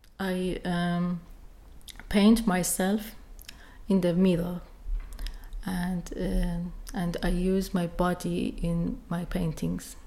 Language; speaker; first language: English; non-native, learner; Persian